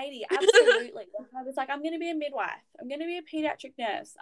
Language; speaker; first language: English; native; English